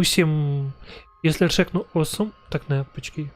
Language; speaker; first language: Czech; non-native, learner; Ukrainian